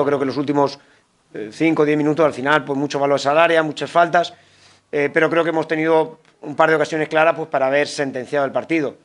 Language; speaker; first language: Spanish; native; Spanish